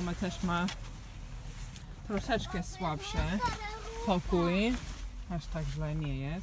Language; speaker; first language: Polish; non-native, learner; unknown